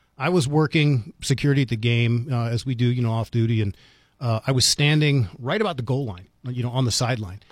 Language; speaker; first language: English; native; English